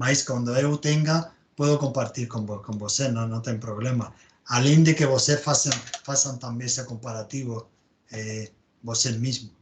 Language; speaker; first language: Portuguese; non-native, learner; Spanish